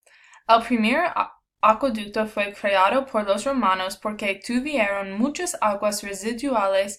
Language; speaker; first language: Spanish; non-native, learner; English